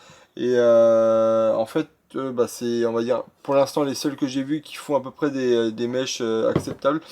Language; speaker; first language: French; native; French